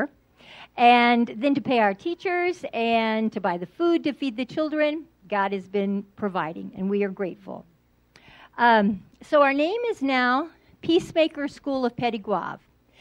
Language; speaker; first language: English; native; English